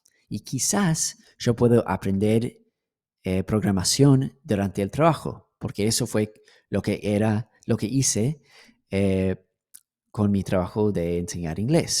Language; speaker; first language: Spanish; non-native, fluent; English